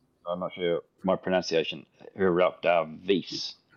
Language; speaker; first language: English; native; English